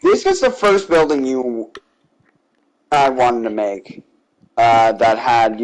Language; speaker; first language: English; native; English